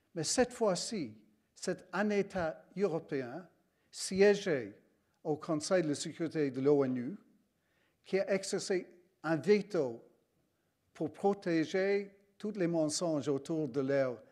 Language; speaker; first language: French; non-native, fluent; English